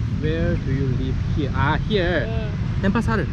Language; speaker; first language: English; non-native, learner; Korean